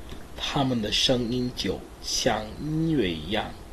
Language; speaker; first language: Chinese; non-native, learner; English